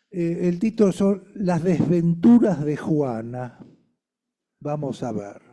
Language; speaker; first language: Spanish; native; Spanish